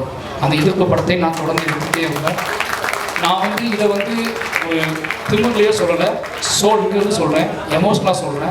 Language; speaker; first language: Tamil; native; Tamil